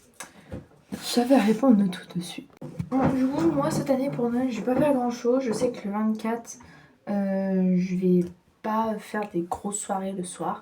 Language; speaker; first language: French; native; French